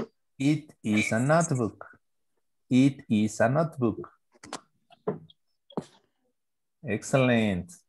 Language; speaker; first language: English; non-native, learner; Spanish